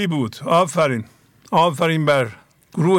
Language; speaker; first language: Persian; native; Persian